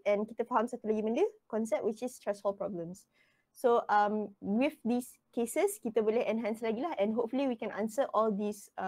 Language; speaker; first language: English; non-native, local second language; Malay